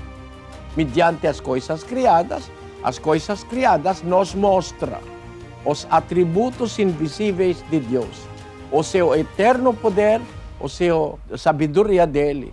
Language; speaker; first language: Portuguese; non-native, learner; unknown